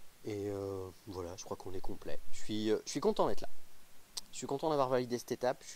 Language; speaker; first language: French; native; French